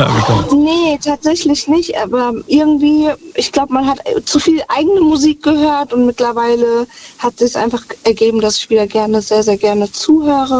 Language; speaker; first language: German; native; German